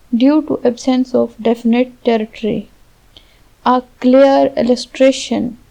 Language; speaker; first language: English; non-native, local second language; Urdu